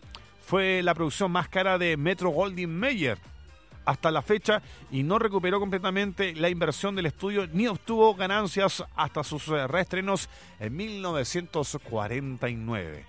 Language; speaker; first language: Spanish; native; Spanish